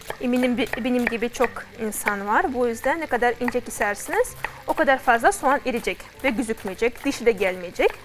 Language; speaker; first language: Turkish; non-native, fluent; Russian